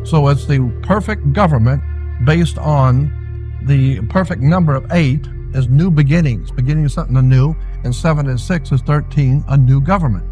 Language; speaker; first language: English; native; English